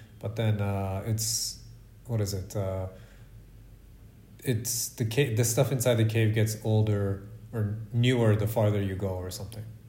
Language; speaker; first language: English; native; English